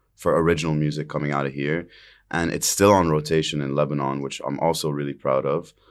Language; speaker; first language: English; early bilingual, other home language; Arabic